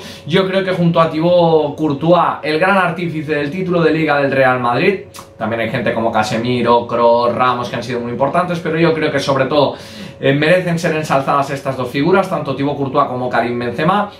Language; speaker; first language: Spanish; native; Spanish